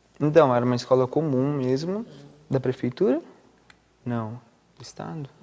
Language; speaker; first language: Portuguese; non-native, local second language; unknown